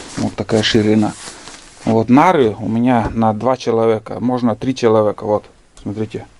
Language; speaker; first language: Russian; native; Russian